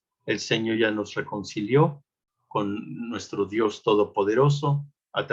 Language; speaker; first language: Spanish; native; Spanish